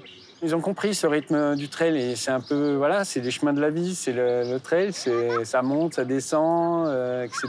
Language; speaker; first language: French; native; French